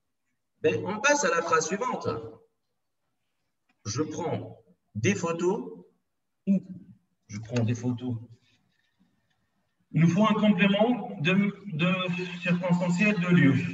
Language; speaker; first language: French; non-native, local second language; Arabic